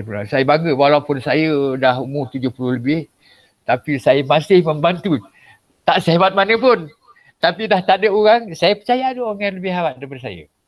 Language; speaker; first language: Malay; non-native, local second language; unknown